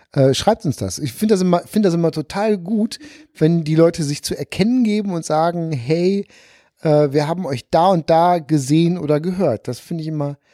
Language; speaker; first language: German; native; German